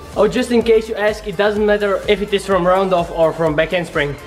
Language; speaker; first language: English; non-native, fluent; Bulgarian